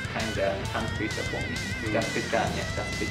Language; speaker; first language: English; non-native, learner; Japanese